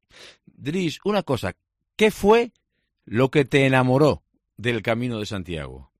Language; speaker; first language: Spanish; native; Spanish